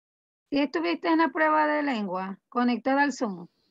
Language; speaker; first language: Spanish; native; Spanish